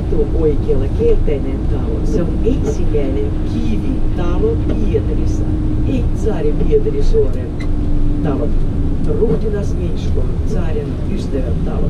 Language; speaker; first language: Finnish; non-native, fluent; Russian